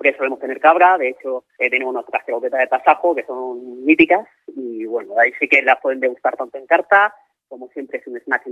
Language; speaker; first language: Spanish; native; Spanish